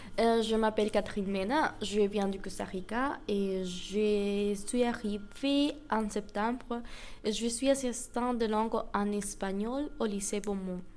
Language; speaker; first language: French; non-native, fluent; Spanish